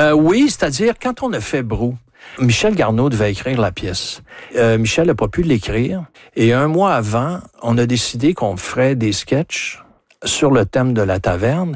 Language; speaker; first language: French; native; French